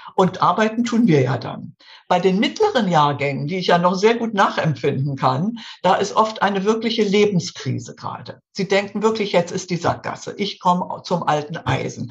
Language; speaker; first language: German; native; German